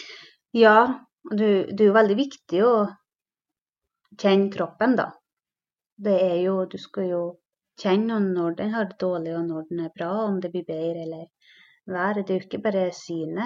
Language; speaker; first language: Norwegian; non-native, local second language; Northern Sami